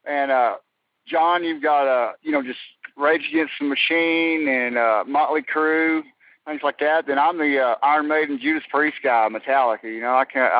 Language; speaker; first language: English; native; English